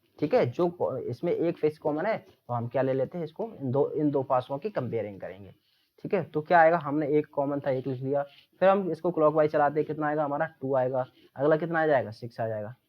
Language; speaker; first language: Hindi; native; Hindi